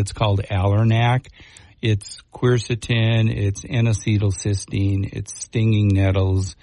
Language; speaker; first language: English; native; English